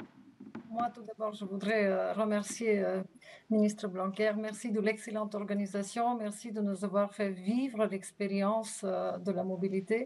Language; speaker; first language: French; non-native, fluent; Bulgarian